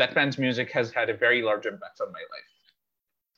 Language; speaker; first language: English; non-native, local second language; Bangla